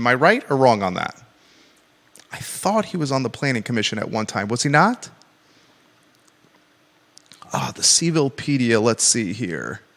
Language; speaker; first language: English; native; English